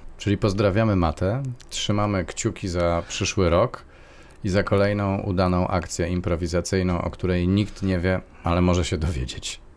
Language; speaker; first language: Polish; native; Polish